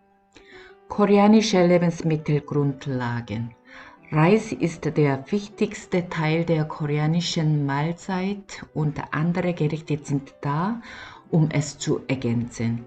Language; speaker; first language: German; non-native, learner; Korean